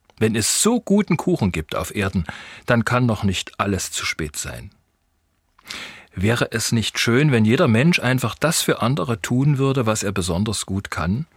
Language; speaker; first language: German; native; German